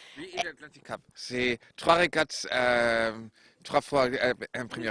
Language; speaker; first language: French; non-native, fluent; German